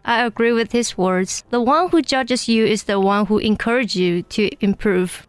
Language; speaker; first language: English; non-native, fluent; Chinese